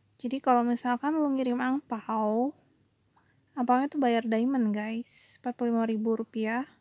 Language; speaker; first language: Indonesian; native; Indonesian